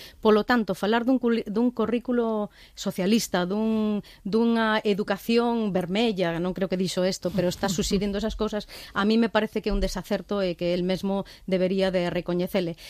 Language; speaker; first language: Galician; non-native, local second language; Spanish